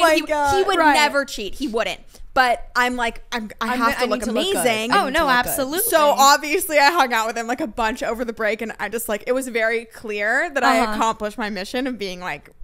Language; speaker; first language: English; native; English